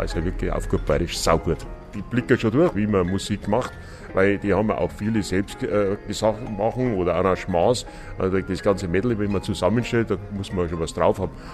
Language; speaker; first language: German; native; German